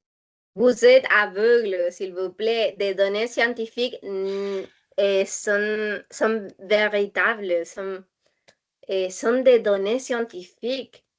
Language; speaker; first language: French; non-native, learner; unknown